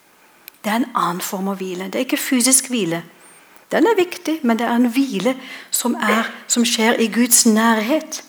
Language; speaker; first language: Norwegian; non-native, fluent; English